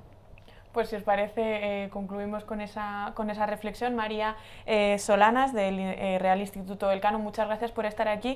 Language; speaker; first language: Spanish; native; Spanish